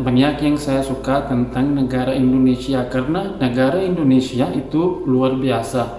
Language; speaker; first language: Indonesian; non-native, learner; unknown